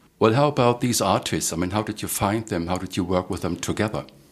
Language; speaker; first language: English; non-native, fluent; German